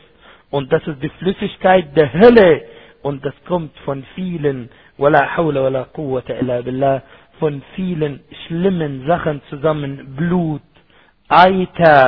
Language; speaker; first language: German; non-native, fluent; Arabic